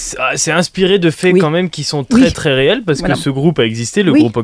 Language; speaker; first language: French; native; French